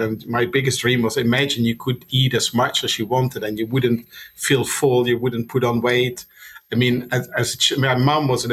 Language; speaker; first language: English; non-native, fluent; Dutch